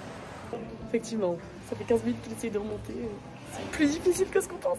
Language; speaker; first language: French; native; French